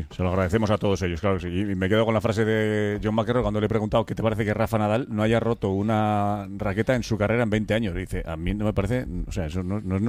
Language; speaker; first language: Spanish; native; Spanish